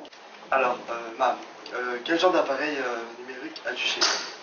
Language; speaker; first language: French; native; French